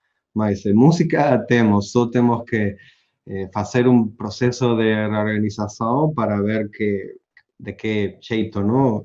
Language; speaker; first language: Portuguese; non-native, learner; Spanish